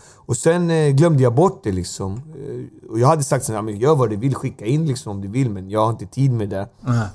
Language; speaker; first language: Swedish; native; Swedish